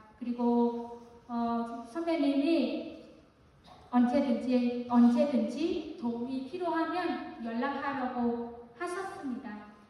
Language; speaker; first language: Korean; non-native, fluent; Vietnamese